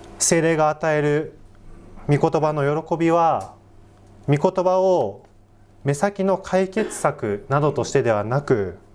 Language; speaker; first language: Japanese; native; Japanese